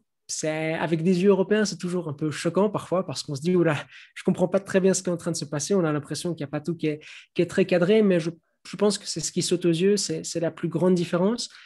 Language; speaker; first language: French; native; French